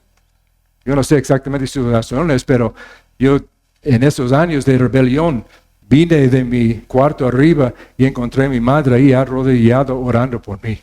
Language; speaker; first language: Spanish; non-native, fluent; English